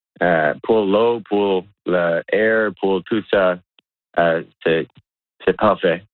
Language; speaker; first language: French; non-native, local second language; English